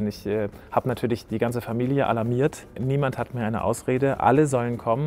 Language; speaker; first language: German; native; German